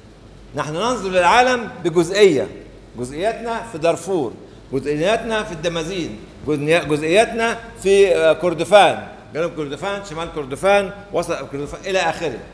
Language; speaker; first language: Arabic; native; Arabic